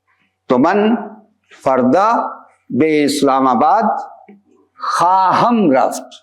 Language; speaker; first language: Persian; non-native, fluent; Urdu